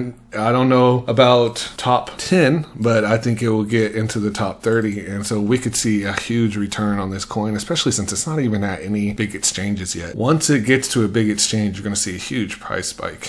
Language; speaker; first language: English; native; English